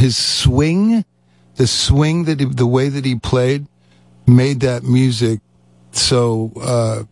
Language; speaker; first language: English; native; English